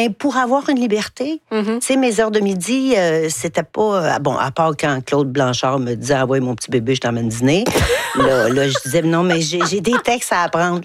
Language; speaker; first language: French; native; French